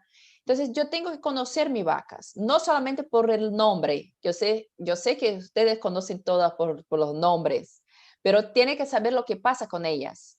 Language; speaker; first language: Spanish; non-native, fluent; Portuguese